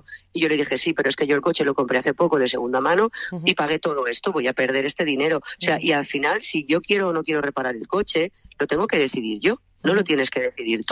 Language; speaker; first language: Spanish; native; Spanish